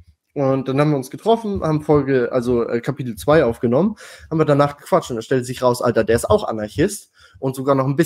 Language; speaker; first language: German; native; German